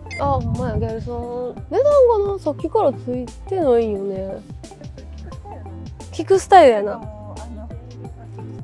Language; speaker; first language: Japanese; native; Japanese